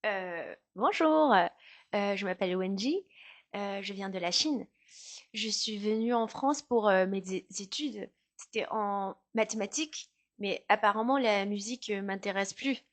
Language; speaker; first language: French; non-native, learner; Chinese